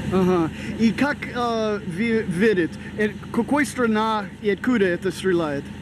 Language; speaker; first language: Russian; non-native, learner; English